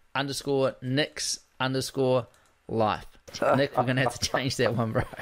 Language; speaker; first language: English; native; English